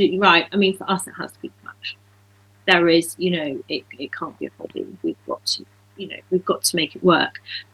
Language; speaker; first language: English; native; English